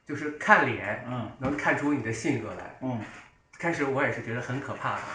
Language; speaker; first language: Chinese; native; Chinese